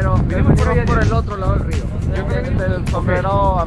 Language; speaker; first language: Spanish; native; Spanish